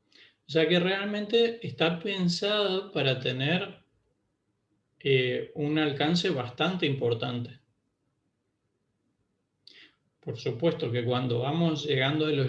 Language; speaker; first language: Spanish; native; Spanish